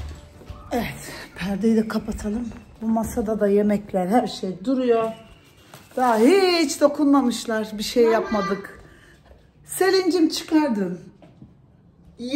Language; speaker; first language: Turkish; early bilingual, heritage; Turkish